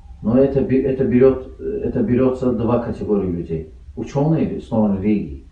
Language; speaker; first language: Russian; non-native, learner; Azerbaijani